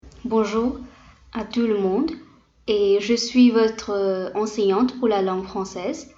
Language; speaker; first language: French; non-native, fluent; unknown